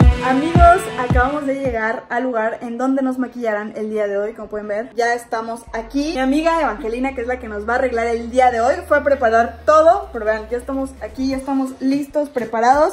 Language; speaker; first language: Spanish; native; Spanish